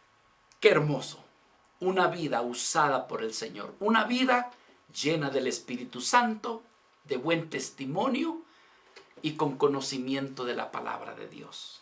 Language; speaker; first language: Spanish; native; Spanish